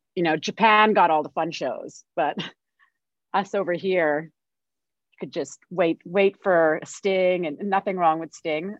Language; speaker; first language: English; native; English